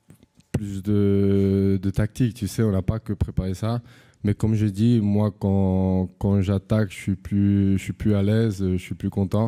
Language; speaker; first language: French; non-native, fluent; Spanish